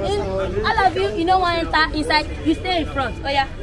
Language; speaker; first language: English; non-native, local second language; Yoruba